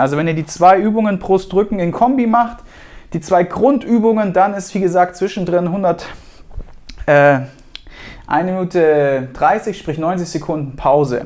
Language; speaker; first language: German; native; German